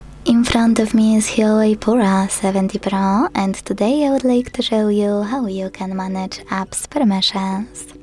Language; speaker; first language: English; non-native, fluent; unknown